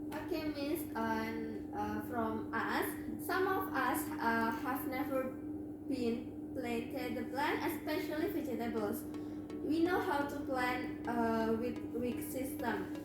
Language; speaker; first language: English; non-native, learner; Indonesian